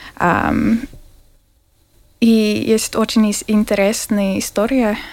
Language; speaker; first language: Russian; non-native, learner; English